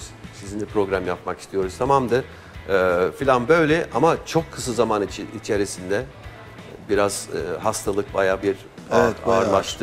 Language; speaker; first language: Turkish; non-native, fluent; English